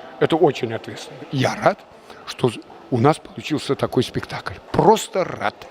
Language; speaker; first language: Russian; non-native, local second language; Chuvash